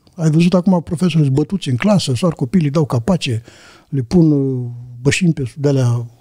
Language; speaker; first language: Romanian; native; Romanian